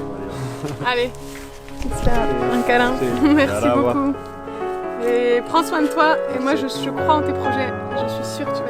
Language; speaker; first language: French; native; French